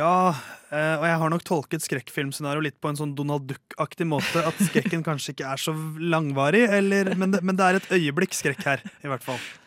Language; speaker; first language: Norwegian; native; Norwegian